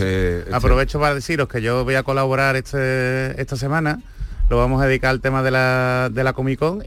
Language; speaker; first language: Spanish; native; Spanish